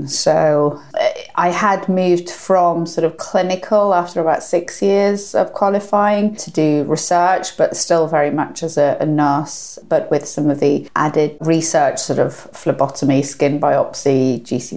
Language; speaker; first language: English; native; English